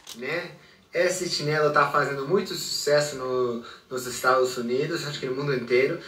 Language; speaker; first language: Portuguese; non-native, fluent; English